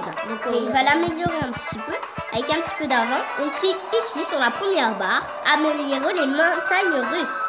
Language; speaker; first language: French; native; French